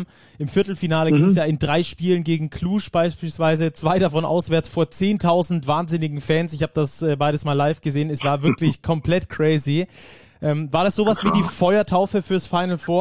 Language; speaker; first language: German; native; German